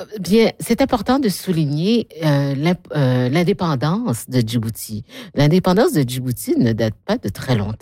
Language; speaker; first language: French; native; French